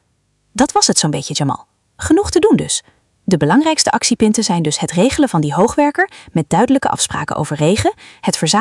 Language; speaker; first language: Dutch; native; Dutch